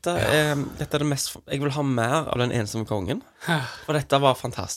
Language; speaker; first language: Norwegian; native; Norwegian